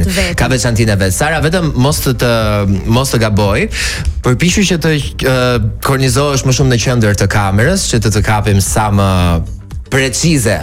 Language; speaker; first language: Albanian; native; Albanian